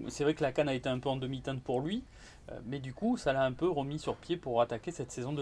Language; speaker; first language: French; native; French